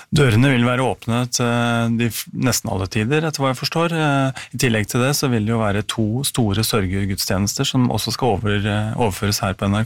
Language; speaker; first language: Norwegian; native; Norwegian